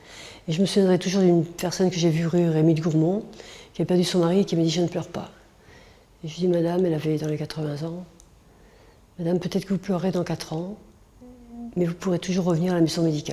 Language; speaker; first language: French; native; French